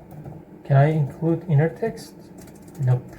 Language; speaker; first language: English; non-native, fluent; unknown